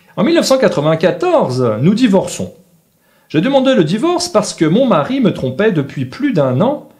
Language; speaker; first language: French; native; French